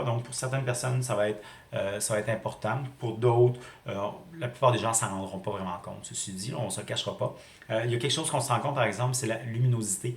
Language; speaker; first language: French; native; French